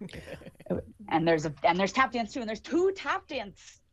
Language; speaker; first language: English; native; English